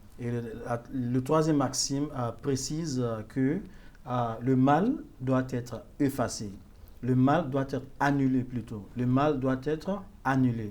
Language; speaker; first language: French; non-native, fluent; Yoruba